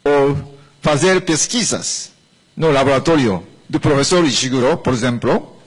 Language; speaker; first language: Portuguese; non-native, learner; Japanese